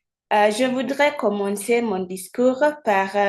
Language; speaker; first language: French; non-native, fluent; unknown